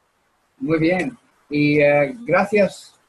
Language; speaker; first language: Spanish; non-native, learner; English